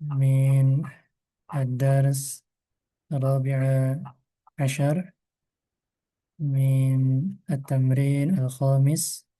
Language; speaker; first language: Arabic; non-native, fluent; Indonesian